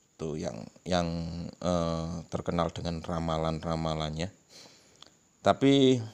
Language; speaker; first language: Indonesian; non-native, local second language; Javanese